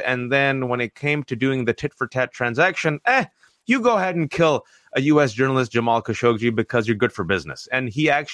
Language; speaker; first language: English; early bilingual, other home language; Urdu